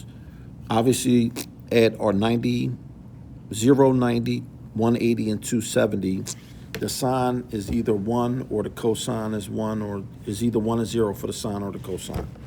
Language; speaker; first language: English; native; English